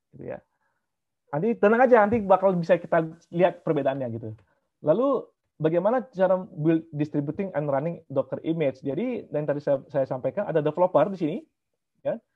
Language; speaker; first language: Indonesian; native; Indonesian